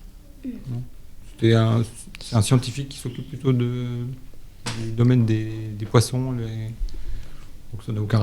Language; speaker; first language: French; native; French